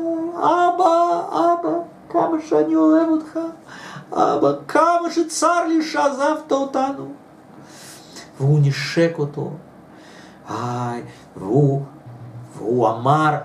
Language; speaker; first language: Hebrew; non-native, fluent; Russian